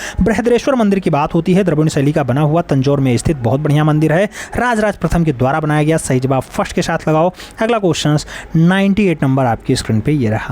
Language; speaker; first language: Hindi; native; Hindi